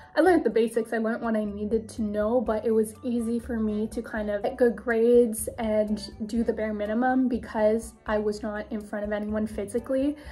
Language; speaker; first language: English; native; English